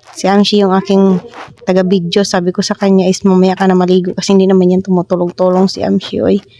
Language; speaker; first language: Filipino; native; Filipino